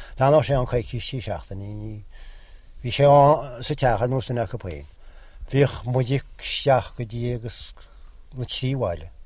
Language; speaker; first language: Irish; native; Irish